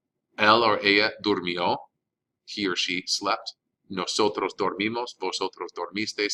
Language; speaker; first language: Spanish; non-native, fluent; English